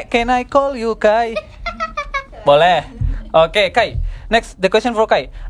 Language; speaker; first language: English; non-native, learner; Indonesian